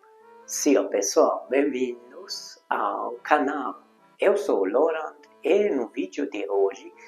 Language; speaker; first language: Portuguese; non-native, fluent; Hungarian